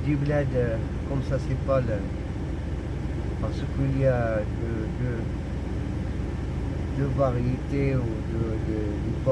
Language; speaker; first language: French; non-native, local second language; Arabic